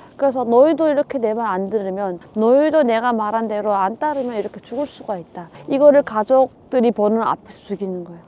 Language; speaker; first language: Korean; native; Korean